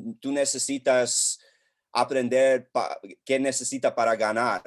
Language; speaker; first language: Spanish; non-native, learner; English